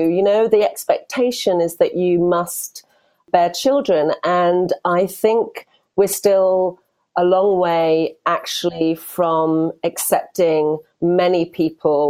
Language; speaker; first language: English; native; English